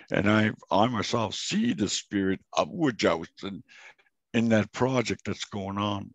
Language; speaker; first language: English; non-native, fluent; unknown